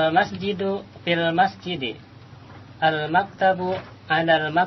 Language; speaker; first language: Arabic; non-native, learner; Indonesian